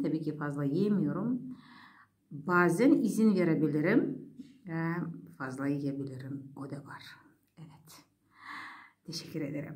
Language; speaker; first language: Turkish; non-native, learner; Russian